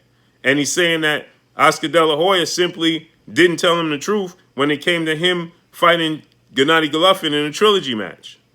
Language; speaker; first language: English; native; English